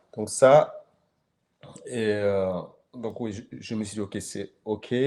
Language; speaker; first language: French; non-native, fluent; Kyrgyz